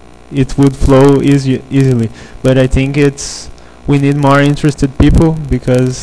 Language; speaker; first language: English; non-native, fluent; Portuguese